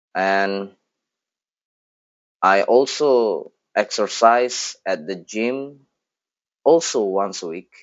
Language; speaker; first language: English; non-native, fluent; Indonesian